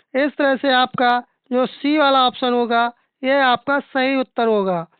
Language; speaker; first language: Hindi; native; Hindi